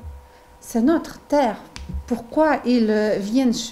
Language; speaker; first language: French; non-native, learner; Ukrainian